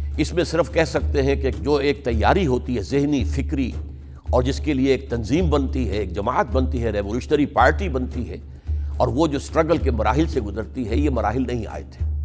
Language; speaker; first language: Urdu; native; Urdu